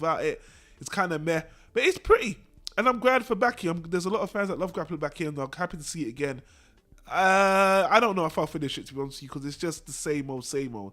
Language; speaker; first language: English; native; English